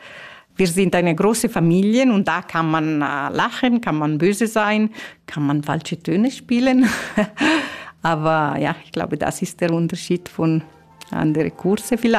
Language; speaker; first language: German; non-native, fluent; Italian